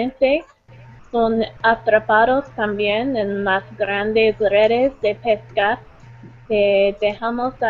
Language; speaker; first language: Spanish; non-native, learner; English